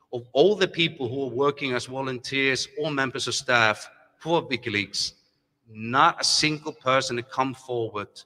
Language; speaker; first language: English; non-native, fluent; German